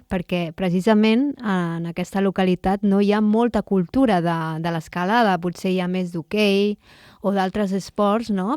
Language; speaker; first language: Catalan; native; Catalan